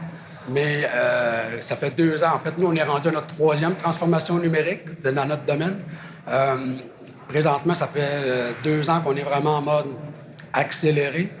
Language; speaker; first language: French; native; French